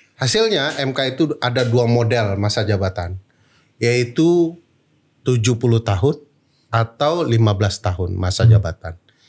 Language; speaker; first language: Indonesian; non-native, local second language; Minangkabau